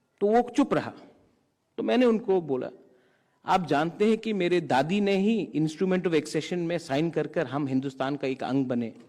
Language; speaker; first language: Hindi; non-native, local second language; Kok Borok